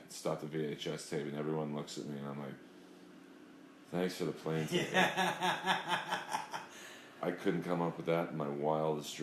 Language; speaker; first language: English; native; English